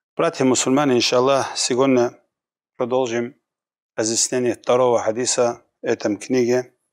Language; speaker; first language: Russian; non-native, local second language; Kumyk